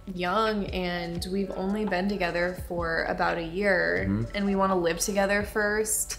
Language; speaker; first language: English; native; English